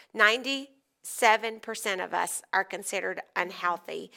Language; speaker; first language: English; native; English